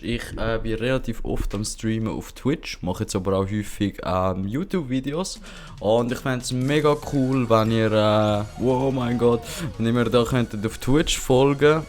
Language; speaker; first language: German; non-native, local second language; Swiss German